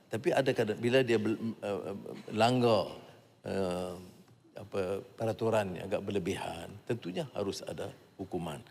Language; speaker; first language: Malay; native; Malay